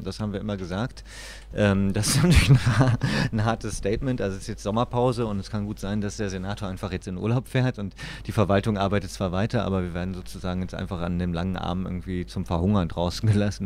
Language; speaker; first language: German; native; German